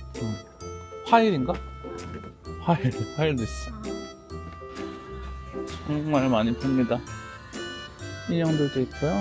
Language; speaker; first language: Korean; native; Korean